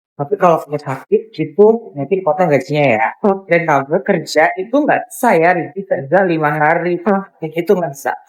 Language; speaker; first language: Indonesian; native; Indonesian